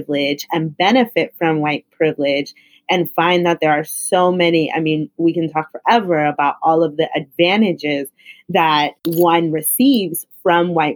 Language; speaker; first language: English; native; English